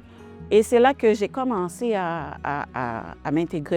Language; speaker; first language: French; non-native, local second language; Haitian Creole